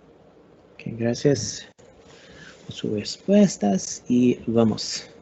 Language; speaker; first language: Spanish; non-native, learner; English